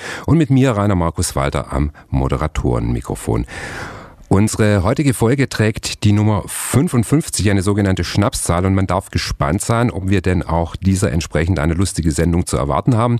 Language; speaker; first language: German; native; German